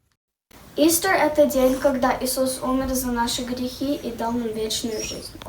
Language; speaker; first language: Russian; early bilingual, heritage; Russian